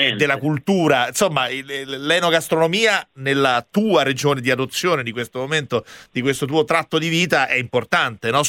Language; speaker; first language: Italian; native; Italian